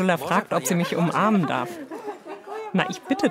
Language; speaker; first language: German; native; German